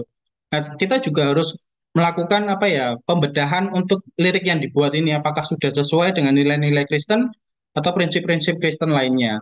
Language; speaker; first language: Indonesian; native; Indonesian